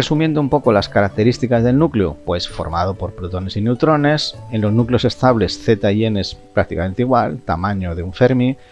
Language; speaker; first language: Spanish; native; Spanish